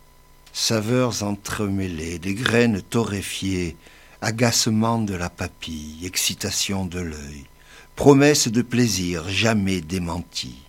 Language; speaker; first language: French; native; French